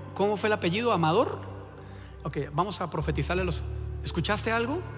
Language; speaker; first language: Spanish; native; Spanish